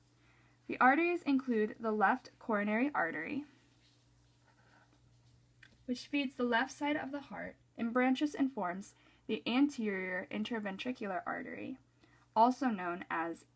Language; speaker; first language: English; native; English